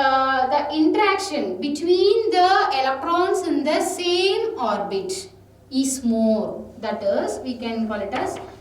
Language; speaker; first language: English; non-native, local second language; Tamil